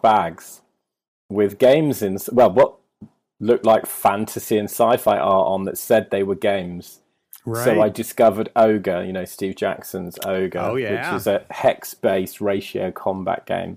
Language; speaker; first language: English; native; English